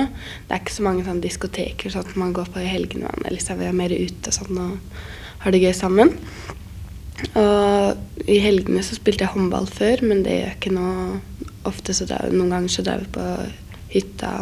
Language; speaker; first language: Norwegian; native; Norwegian